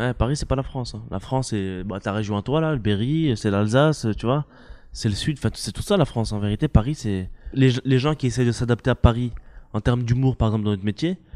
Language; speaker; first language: French; early bilingual, other home language; Arabic